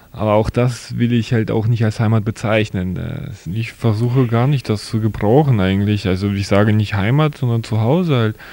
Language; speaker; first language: German; non-native, fluent; Russian